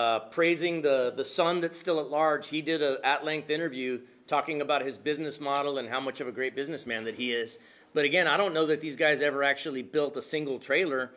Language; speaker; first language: English; early bilingual, other home language; Spanish